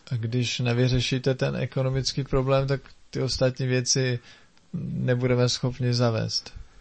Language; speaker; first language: Czech; native; Czech